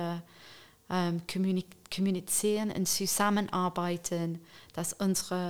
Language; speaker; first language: German; non-native, fluent; English